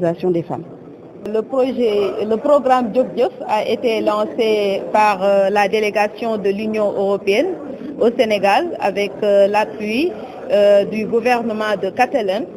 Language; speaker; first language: French; native; French